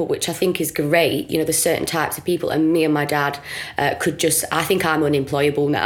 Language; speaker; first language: English; native; English